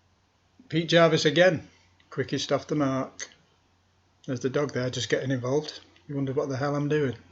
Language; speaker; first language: English; native; English